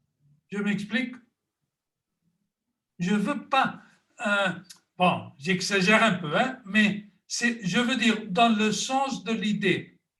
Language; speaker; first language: French; non-native, fluent; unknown